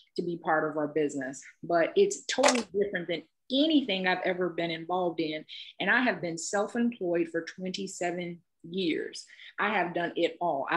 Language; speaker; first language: English; native; English